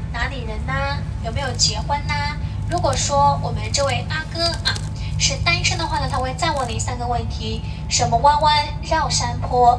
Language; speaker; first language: Chinese; native; Chinese